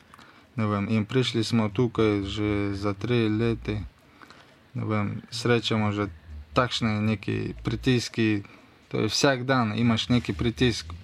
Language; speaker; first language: Slovenian; non-native, learner; Russian